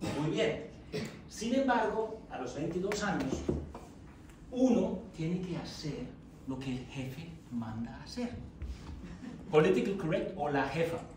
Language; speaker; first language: Spanish; non-native, fluent; German